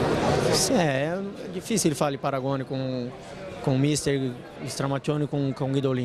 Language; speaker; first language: Italian; non-native, fluent; Portuguese